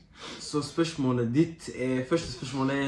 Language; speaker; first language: Norwegian; early bilingual, other home language; Somali